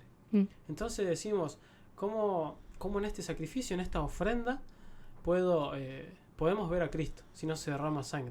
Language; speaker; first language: Spanish; native; Spanish